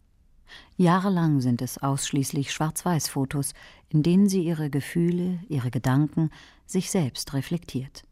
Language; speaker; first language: German; native; German